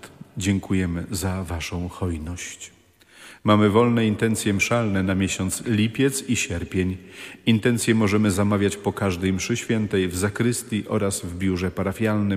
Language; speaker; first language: Polish; native; Polish